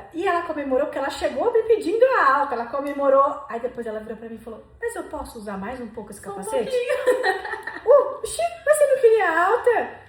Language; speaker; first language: Portuguese; native; Portuguese